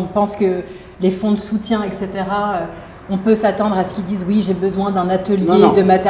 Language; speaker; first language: French; native; French